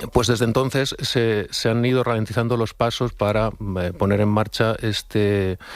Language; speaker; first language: Spanish; native; Spanish